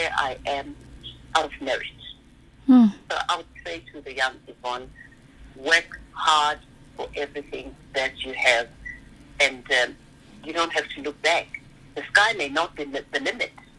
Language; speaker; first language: English; non-native, local second language; Zulu